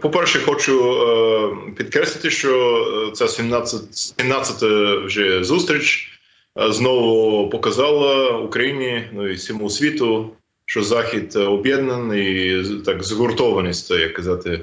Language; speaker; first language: Ukrainian; non-native, fluent; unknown